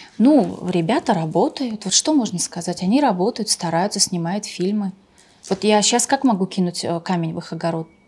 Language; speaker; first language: Russian; non-native, local second language; Tajik